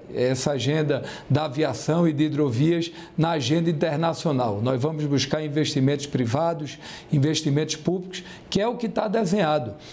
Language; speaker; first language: Portuguese; native; Portuguese